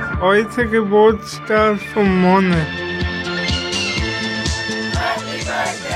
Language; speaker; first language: German; non-native, learner; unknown